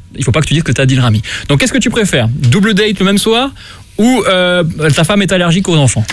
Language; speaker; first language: French; native; French